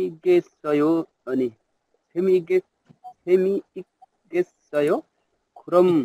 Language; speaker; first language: Korean; non-native, learner; Nepali